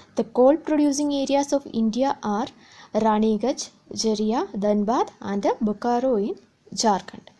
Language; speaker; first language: English; non-native, local second language; Malayalam